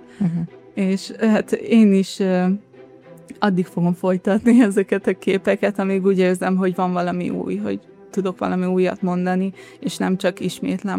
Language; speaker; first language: Hungarian; early bilingual, heritage; Hungarian